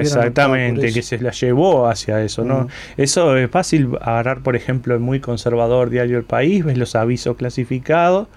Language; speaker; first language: Spanish; native; Spanish